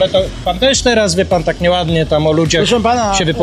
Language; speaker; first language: Polish; native; Polish